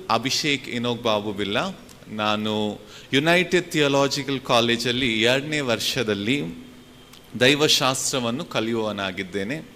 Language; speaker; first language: Kannada; non-native, local second language; Telugu